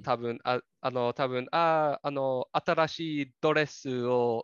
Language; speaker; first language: Japanese; non-native, learner; English